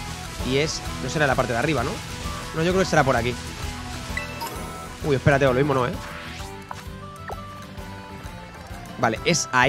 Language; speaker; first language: Spanish; native; Spanish